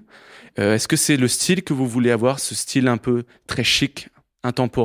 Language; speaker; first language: French; native; French